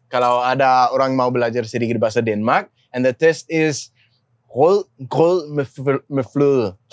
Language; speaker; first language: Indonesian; non-native, learner; Danish